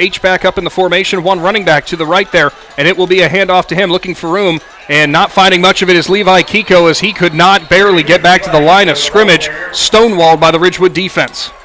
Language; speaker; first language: English; native; English